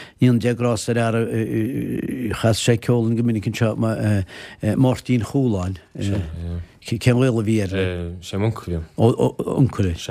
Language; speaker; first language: Irish; native; Irish